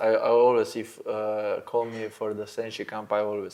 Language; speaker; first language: English; non-native, learner; Slovenian